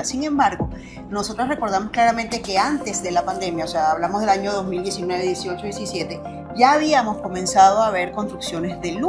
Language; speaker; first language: Spanish; native; Spanish